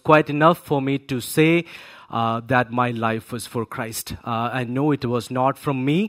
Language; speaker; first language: English; non-native, local second language; Malayalam